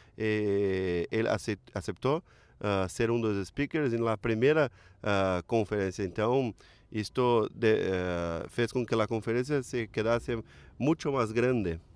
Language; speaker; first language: Spanish; non-native, learner; Portuguese